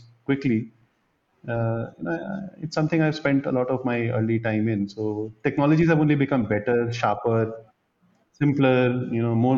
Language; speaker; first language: English; non-native, local second language; Bangla